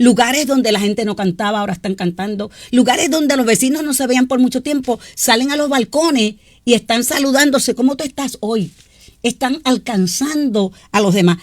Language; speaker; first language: Spanish; native; Spanish